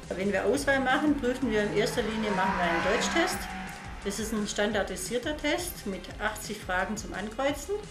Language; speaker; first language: German; non-native, fluent; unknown